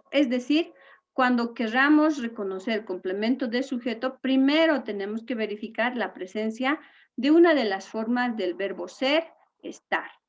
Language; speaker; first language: Spanish; native; Spanish